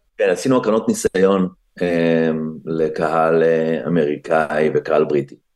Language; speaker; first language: Hebrew; native; Hebrew